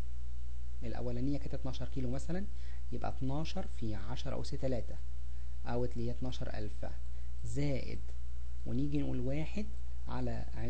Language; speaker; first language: Arabic; native; Arabic